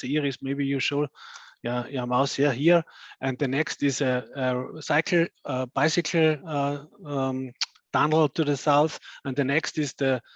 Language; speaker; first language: English; non-native, fluent; German